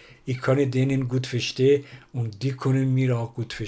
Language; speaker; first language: German; non-native, learner; Persian